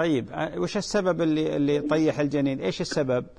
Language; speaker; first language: Arabic; native; Arabic